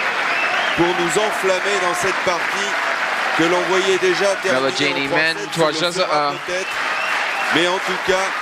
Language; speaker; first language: French; native; French